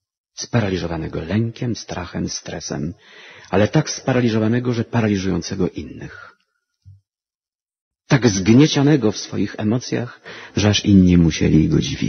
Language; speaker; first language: Polish; native; Polish